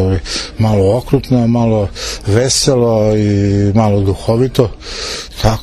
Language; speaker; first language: Serbian; native; Serbian